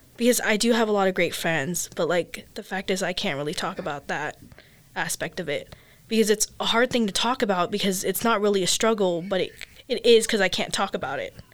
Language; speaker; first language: English; early bilingual, other home language; Filipino